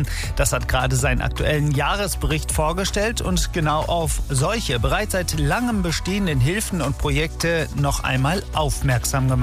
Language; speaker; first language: German; native; German